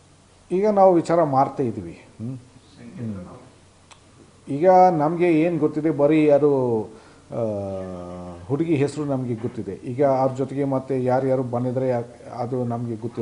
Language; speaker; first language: Kannada; non-native, fluent; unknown